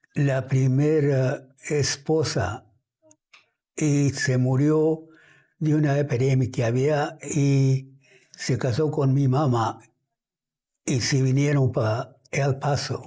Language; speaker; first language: Spanish; early bilingual, heritage; Spanish